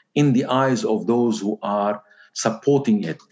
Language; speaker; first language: English; non-native, fluent; Arabic